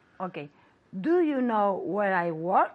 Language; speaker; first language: English; non-native, fluent; Spanish